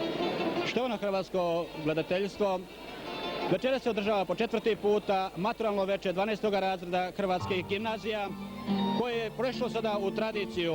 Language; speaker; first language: Croatian; native; Croatian